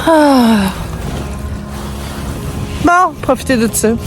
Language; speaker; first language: French; native; French